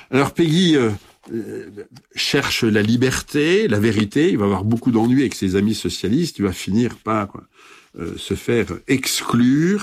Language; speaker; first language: French; native; French